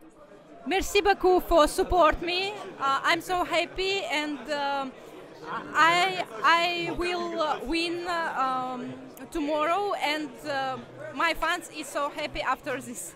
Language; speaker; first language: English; non-native, learner; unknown